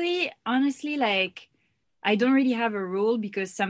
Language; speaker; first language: English; non-native, fluent; French